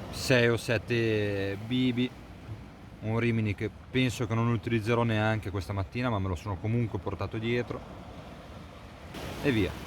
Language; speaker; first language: Italian; native; Italian